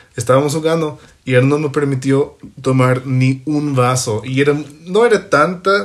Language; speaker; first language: Spanish; non-native, fluent; English